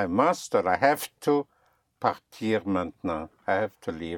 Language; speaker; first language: English; non-native, fluent; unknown